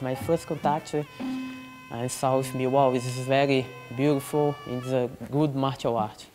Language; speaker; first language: English; non-native, learner; Portuguese